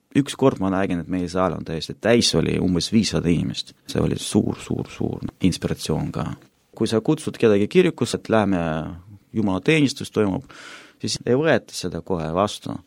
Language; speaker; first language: Estonian; non-native, local second language; Russian